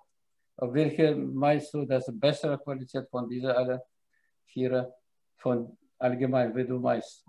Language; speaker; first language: German; non-native, fluent; Russian